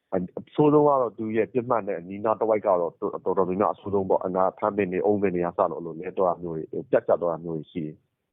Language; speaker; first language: Burmese; native; Burmese